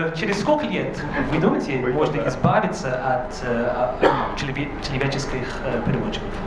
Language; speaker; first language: Russian; non-native, fluent; English